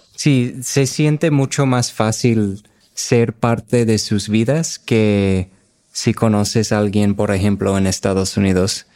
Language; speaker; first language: Spanish; non-native, fluent; English